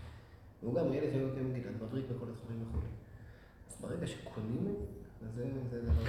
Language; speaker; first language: Hebrew; native; Hebrew